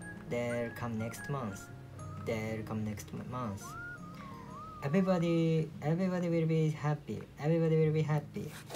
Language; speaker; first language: English; non-native, learner; Japanese